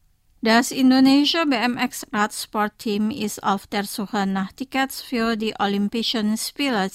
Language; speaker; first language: German; non-native, fluent; Indonesian